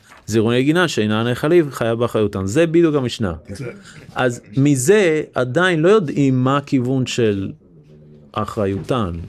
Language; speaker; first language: Hebrew; non-native, fluent; English